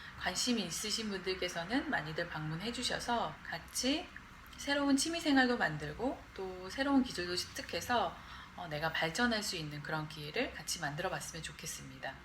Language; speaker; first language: Korean; native; Korean